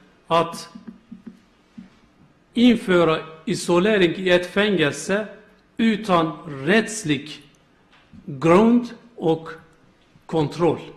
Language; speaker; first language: Swedish; non-native, learner; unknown